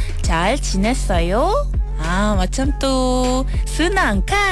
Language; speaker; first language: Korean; non-native, learner; Malay